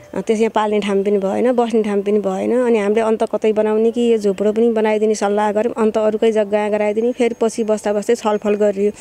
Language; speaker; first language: Nepali; native; Nepali